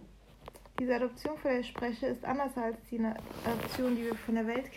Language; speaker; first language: German; native; German